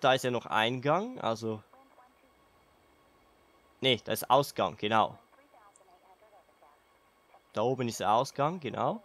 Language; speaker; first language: German; native; German